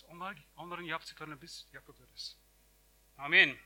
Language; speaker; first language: Turkish; non-native, fluent; English